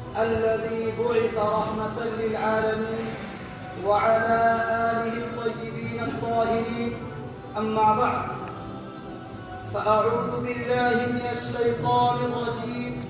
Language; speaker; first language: Arabic; non-native, learner; Urdu